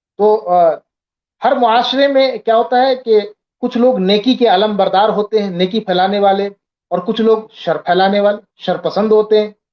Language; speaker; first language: Urdu; native; Urdu